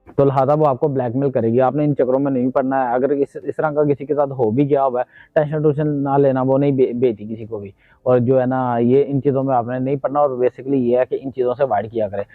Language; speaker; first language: Urdu; non-native, local second language; Punjabi